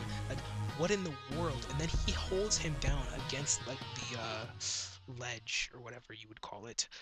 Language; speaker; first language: English; native; English